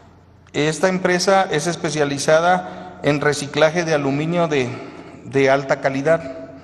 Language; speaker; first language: Spanish; native; Spanish